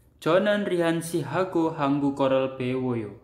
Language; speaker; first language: Korean; non-native, fluent; Indonesian